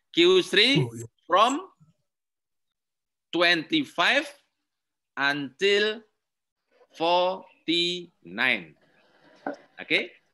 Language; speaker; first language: English; non-native, learner; Indonesian